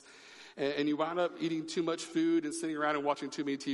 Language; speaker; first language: English; native; English